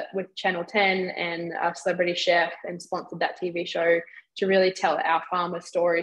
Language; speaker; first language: English; native; English